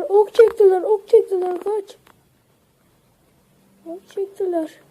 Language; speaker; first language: Turkish; native; Turkish